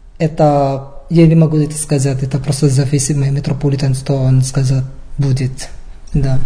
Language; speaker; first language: Russian; non-native, learner; Indonesian